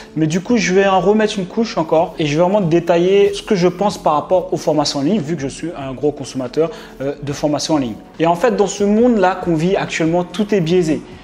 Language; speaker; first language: French; native; French